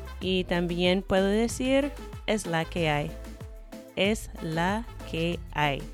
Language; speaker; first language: Spanish; non-native, fluent; English